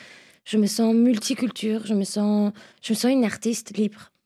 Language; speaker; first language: French; non-native, fluent; Persian